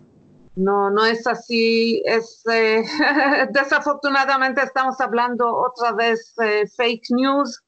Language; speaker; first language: Spanish; non-native, fluent; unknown